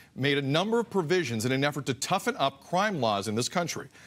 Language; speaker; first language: English; native; English